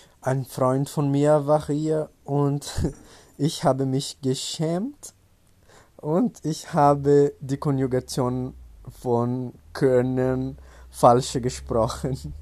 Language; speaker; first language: German; non-native, learner; Portuguese